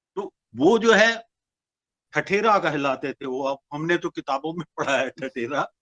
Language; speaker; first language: Hindi; non-native, local second language; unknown